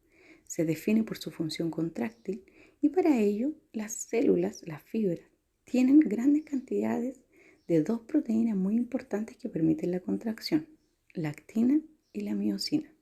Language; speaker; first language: Spanish; native; Spanish